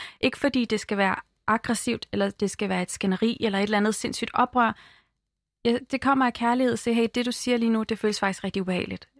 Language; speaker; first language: Danish; early bilingual, other home language; Arabic